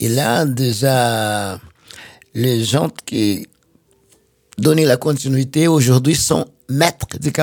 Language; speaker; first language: French; non-native, fluent; Portuguese